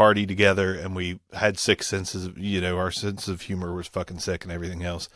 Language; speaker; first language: English; native; English